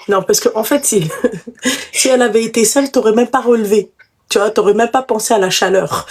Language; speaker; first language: French; native; French